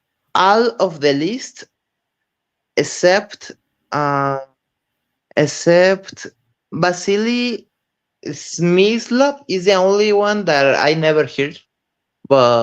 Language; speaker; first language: English; non-native, learner; Spanish